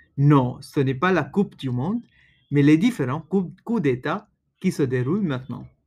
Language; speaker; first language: French; non-native, learner; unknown